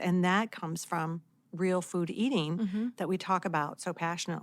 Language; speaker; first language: English; native; English